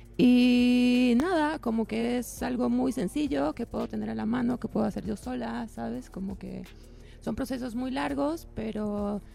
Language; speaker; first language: Spanish; native; Spanish